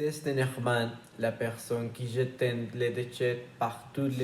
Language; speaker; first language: French; non-native, learner; Spanish